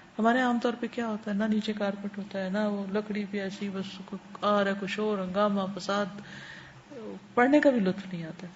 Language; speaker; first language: Urdu; native; Urdu